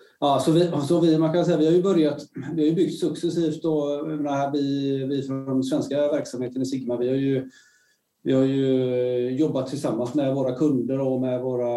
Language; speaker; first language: Swedish; native; Swedish